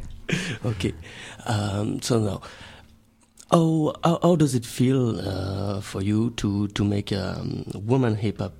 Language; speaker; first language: English; non-native, learner; French